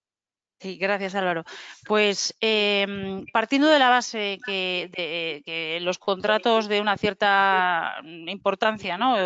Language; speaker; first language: Spanish; native; Spanish